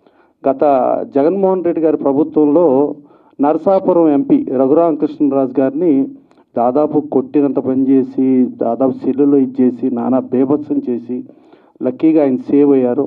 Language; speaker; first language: Telugu; native; Telugu